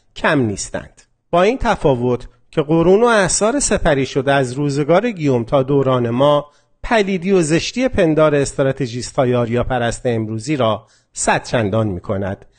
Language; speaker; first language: Persian; non-native, local second language; Azerbaijani